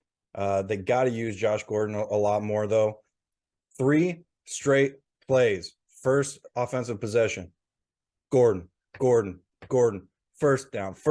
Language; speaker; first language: English; native; English